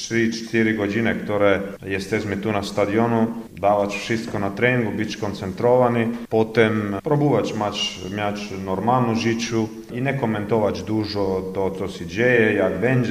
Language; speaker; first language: Polish; non-native, fluent; Croatian